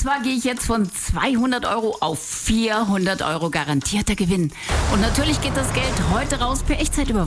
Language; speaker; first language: German; native; German